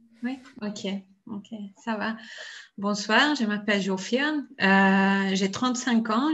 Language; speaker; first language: French; non-native, fluent; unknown